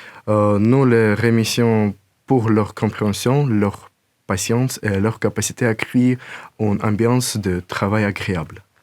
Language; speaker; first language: French; non-native, learner; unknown